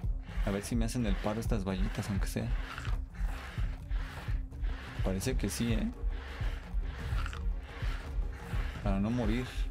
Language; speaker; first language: Spanish; native; Spanish